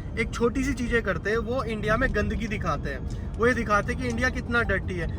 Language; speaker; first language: Hindi; native; Hindi